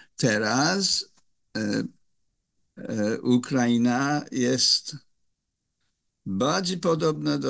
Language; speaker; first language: Polish; non-native, fluent; English